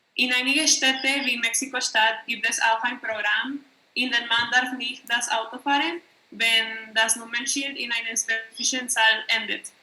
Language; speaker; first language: German; non-native, learner; Spanish